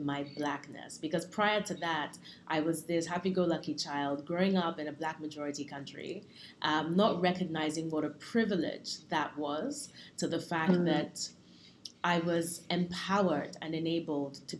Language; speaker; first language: English; native; English